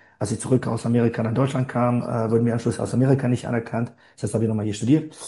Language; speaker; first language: German; non-native, fluent; Bosnian